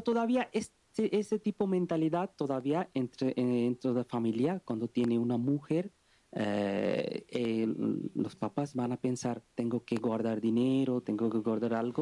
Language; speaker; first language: Spanish; non-native, learner; Bangla